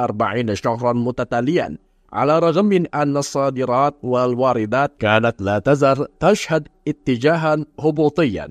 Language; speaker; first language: Arabic; non-native, fluent; Indonesian